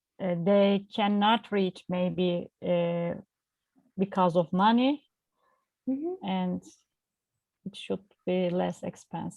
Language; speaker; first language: English; non-native, learner; Turkish